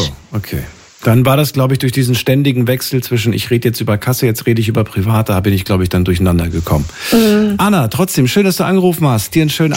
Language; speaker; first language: German; native; German